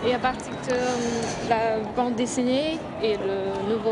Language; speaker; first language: French; non-native, fluent; Chinese